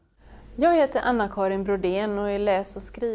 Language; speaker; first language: Swedish; native; Swedish